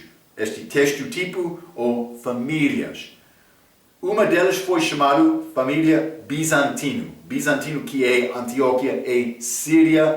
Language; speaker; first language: Portuguese; non-native, fluent; English